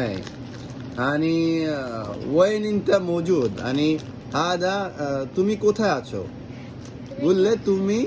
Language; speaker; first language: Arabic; non-native, learner; Bangla